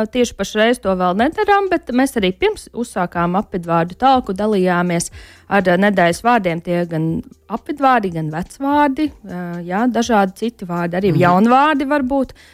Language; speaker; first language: Latvian; native; Latvian